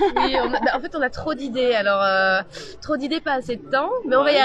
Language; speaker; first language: French; native; French